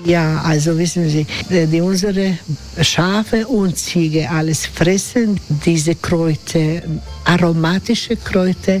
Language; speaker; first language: German; non-native, learner; Croatian